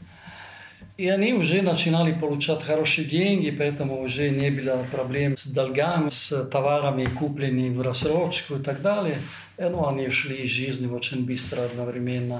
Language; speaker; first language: Russian; non-native, fluent; Italian